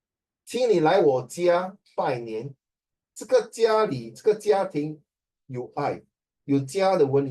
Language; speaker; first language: Chinese; native; Chinese